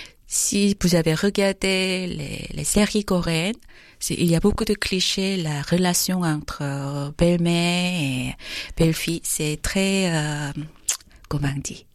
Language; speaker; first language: French; non-native, fluent; Korean